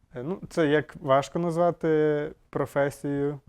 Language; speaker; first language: Ukrainian; native; Ukrainian